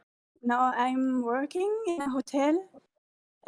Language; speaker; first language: English; non-native, learner; Dutch